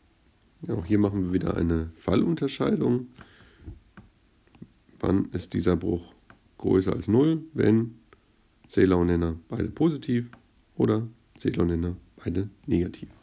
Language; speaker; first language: German; native; German